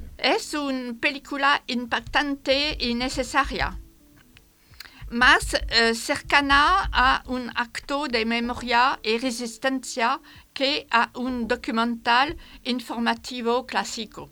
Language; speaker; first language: Spanish; non-native, fluent; French